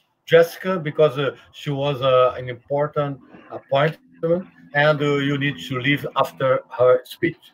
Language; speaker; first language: English; non-native, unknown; Portuguese